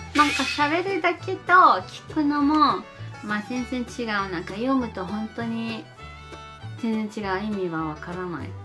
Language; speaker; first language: Japanese; non-native, fluent; Spanish